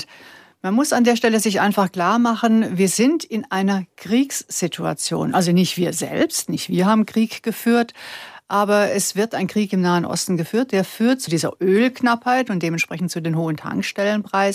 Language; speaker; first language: German; native; German